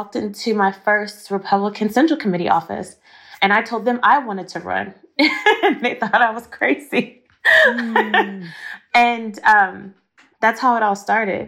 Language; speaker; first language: English; native; English